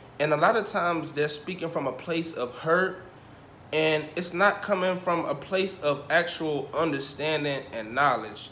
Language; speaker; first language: English; native; English